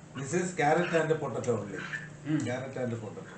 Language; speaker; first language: English; non-native, learner; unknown